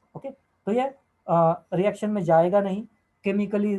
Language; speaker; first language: Hindi; non-native, local second language; Marathi